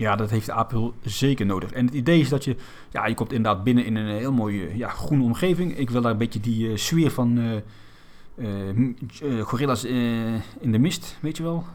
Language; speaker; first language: Dutch; native; Dutch